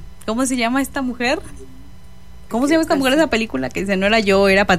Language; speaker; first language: Spanish; native; Spanish